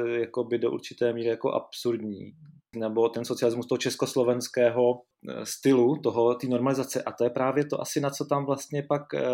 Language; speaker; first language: Czech; native; Czech